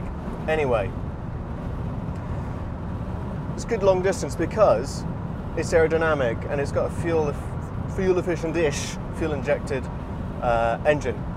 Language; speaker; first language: English; native; English